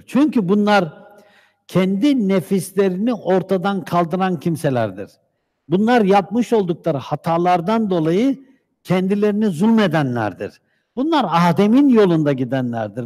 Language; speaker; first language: Turkish; native; Turkish